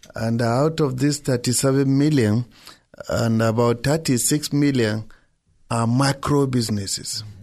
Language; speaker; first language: English; non-native, local second language; Hausa